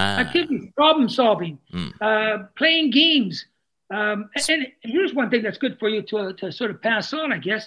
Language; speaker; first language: English; non-native, fluent; Italian